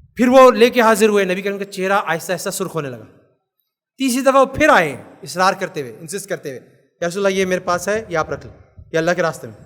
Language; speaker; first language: Urdu; native; Urdu